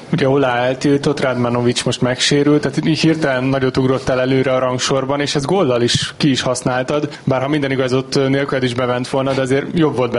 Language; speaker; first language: Hungarian; native; Hungarian